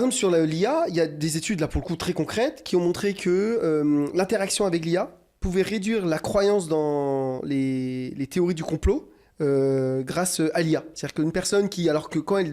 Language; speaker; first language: French; native; French